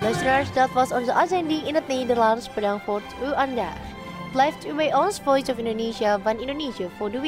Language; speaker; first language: Dutch; non-native, fluent; Indonesian